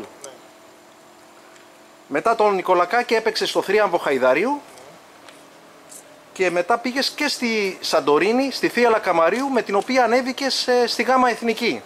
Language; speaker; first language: Greek; native; Greek